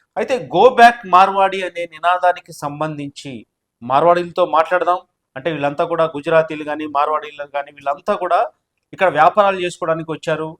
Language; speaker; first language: Telugu; native; Telugu